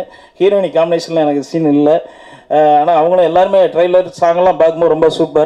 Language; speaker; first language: Tamil; native; Tamil